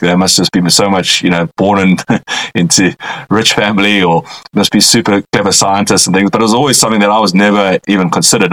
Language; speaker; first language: English; native; English